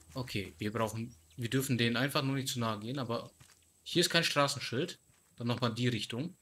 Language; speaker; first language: German; native; German